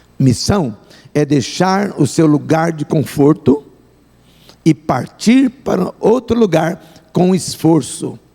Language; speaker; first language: Portuguese; native; Portuguese